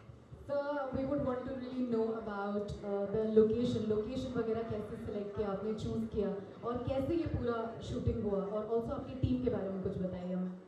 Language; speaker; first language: Hindi; native; Hindi